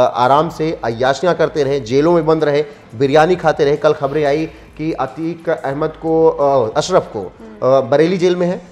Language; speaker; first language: Hindi; native; Hindi